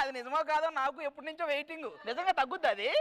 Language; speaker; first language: Telugu; native; Telugu